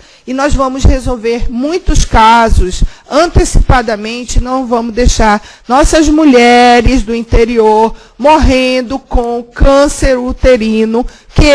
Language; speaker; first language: Portuguese; native; Portuguese